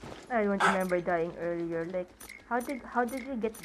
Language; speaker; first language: English; non-native, local second language; Filipino